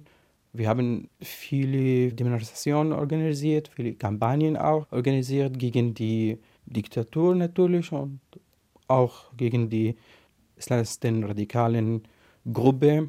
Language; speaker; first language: German; non-native, learner; Arabic